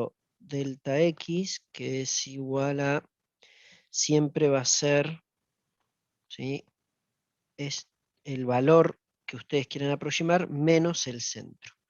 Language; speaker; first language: Spanish; native; Spanish